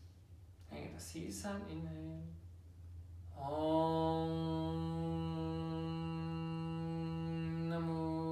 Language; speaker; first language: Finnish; non-native, learner; German